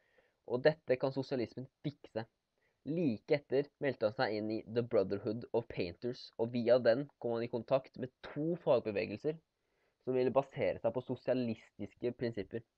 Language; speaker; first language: Norwegian; native; Norwegian